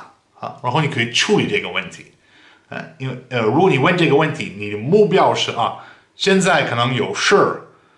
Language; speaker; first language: Chinese; non-native, fluent; Dutch